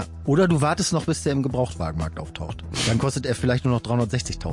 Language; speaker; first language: German; native; German